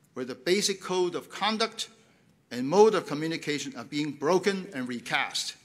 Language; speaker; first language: English; non-native, local second language; Cantonese